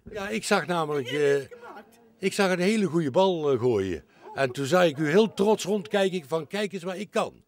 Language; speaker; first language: Dutch; native; Dutch